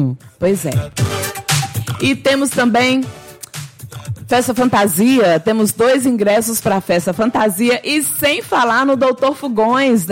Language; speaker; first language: Portuguese; native; Portuguese